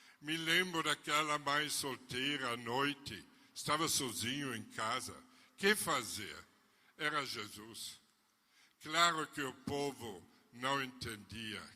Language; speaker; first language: Portuguese; non-native, fluent; German